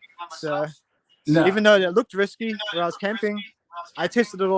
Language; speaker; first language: English; native; English